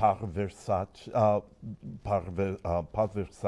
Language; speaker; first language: French; non-native, learner; English